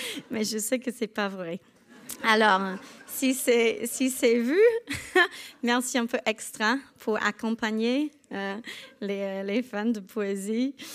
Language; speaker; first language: French; non-native, learner; English